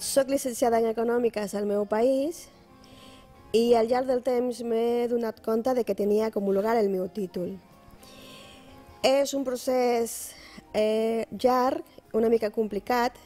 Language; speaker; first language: Catalan; non-native, fluent; Spanish